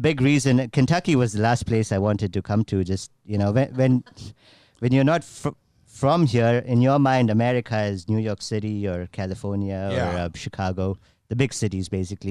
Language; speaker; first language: English; non-native, local second language; Gujarati